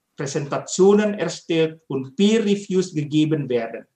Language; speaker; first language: German; non-native, fluent; Indonesian